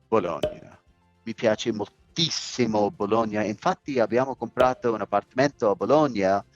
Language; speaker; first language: Italian; non-native, learner; English